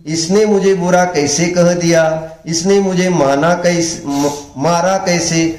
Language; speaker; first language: Hindi; non-native, local second language; Marathi